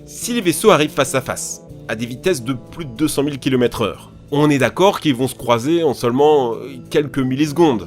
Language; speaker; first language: French; native; French